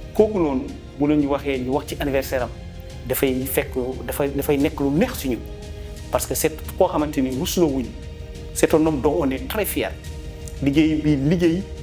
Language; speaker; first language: Wolof; non-native, local second language; Fula